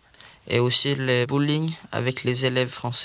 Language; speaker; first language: French; non-native, learner; Swedish